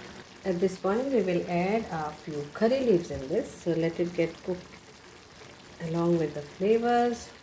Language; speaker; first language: English; non-native, local second language; Konkani